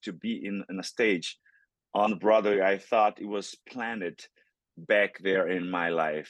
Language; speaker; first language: English; non-native, fluent; Portuguese